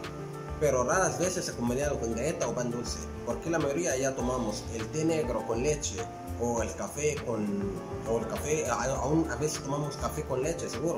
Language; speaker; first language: Spanish; non-native, fluent; Arabic